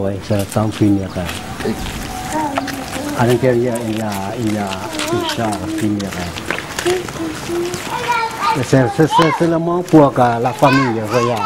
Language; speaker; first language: French; non-native, fluent; Lao